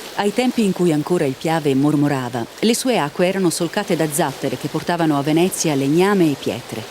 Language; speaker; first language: Italian; native; Italian